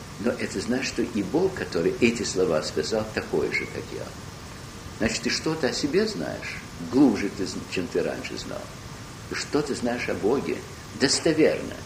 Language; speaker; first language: Russian; early bilingual, heritage; Russian